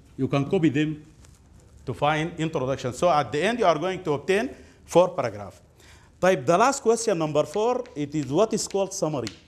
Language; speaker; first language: English; non-native, fluent; Arabic